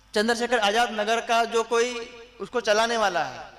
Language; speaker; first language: Hindi; non-native, local second language; Gujarati